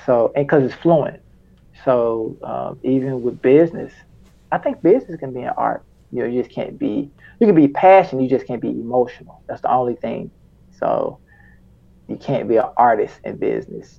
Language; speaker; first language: English; native; English